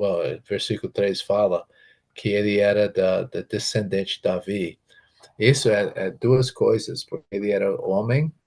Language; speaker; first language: Portuguese; non-native, fluent; English